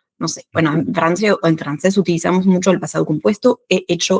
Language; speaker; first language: Spanish; non-native, fluent; French